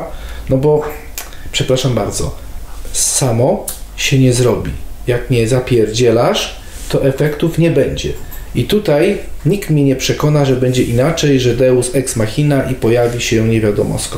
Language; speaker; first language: Polish; native; Polish